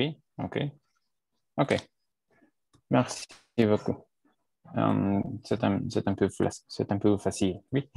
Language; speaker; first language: French; non-native, learner; Spanish